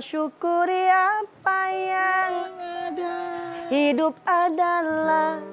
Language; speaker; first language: Indonesian; native; Indonesian